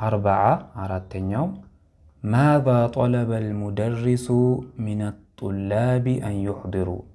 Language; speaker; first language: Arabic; non-native, fluent; Amharic